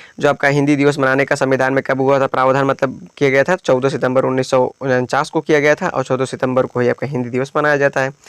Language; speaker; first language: Hindi; native; Hindi